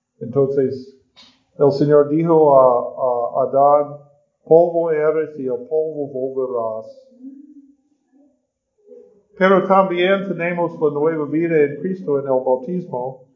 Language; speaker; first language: Spanish; non-native, learner; English